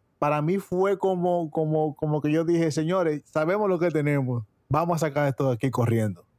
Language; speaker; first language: Spanish; native; Spanish